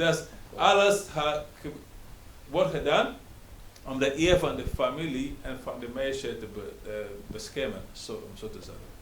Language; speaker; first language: Dutch; non-native, learner; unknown